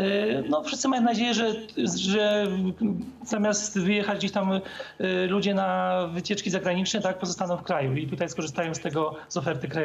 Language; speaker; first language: Polish; native; Polish